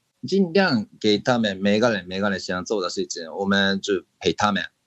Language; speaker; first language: Chinese; non-native, fluent; Japanese